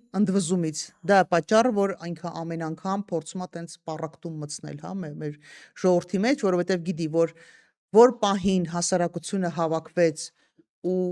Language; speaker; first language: Armenian; native; Armenian